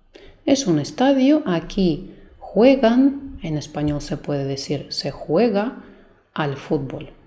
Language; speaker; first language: Spanish; non-native, fluent; Russian